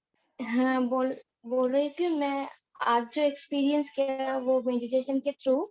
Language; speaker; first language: Hindi; non-native, local second language; Bangla